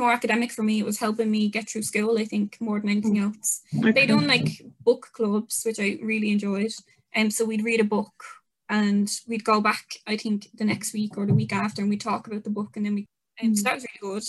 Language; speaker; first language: English; native; English